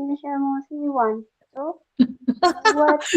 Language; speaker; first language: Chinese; non-native, learner; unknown